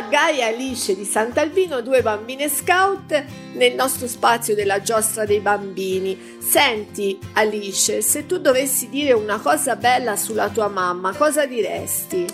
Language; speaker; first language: Italian; native; Italian